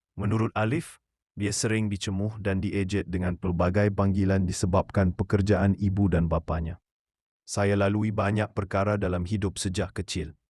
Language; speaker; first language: Malay; native; Malay